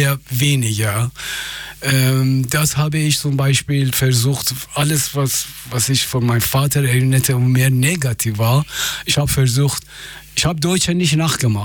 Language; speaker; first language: German; non-native, fluent; Persian